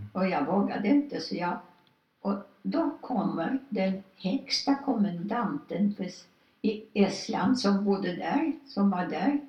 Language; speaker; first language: Swedish; non-native, fluent; Polish